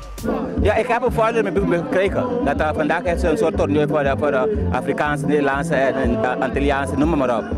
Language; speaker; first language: Dutch; non-native, learner; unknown